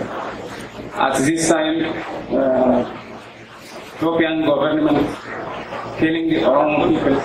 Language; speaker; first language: English; non-native, learner; Oromo